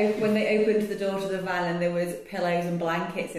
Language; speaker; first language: English; native; English